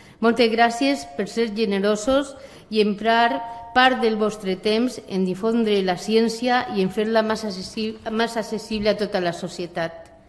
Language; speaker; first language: Catalan; non-native, local second language; Spanish